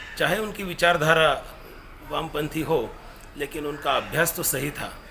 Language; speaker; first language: Hindi; non-native, local second language; Marathi